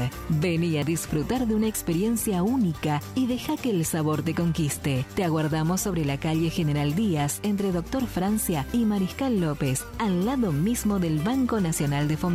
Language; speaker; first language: Spanish; native; Spanish